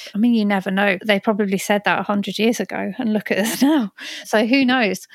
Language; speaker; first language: English; native; English